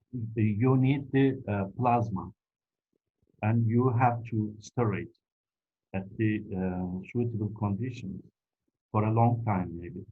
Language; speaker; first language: English; non-native, fluent; Turkish